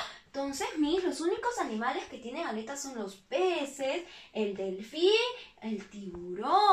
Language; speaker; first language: Spanish; native; Spanish